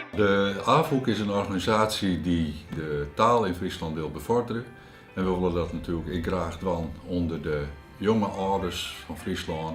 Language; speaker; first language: Dutch; non-native, local second language; Western Frisian